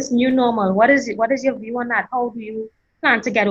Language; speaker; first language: English; native; English